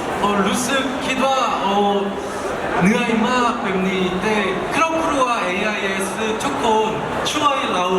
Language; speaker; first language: Thai; non-native, learner; Korean